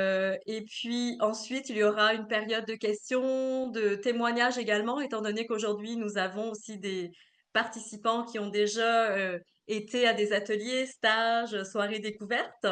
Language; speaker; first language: French; native; French